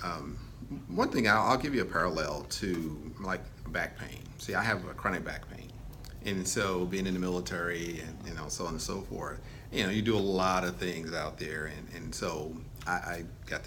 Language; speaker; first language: English; native; English